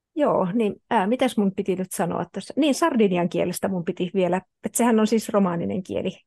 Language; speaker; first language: Finnish; native; Finnish